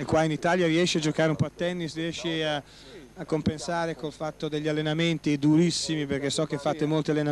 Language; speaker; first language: Italian; native; Italian